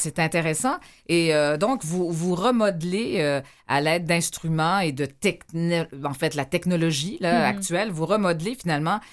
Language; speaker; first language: French; native; French